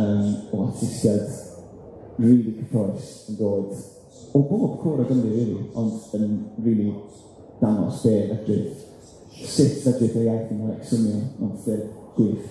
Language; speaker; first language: Welsh; native; Welsh